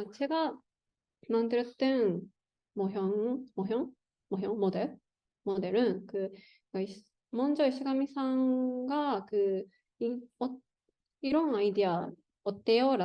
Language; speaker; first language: Korean; non-native, learner; Japanese